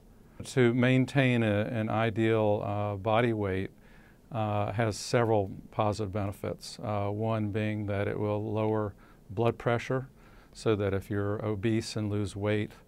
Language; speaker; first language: English; native; English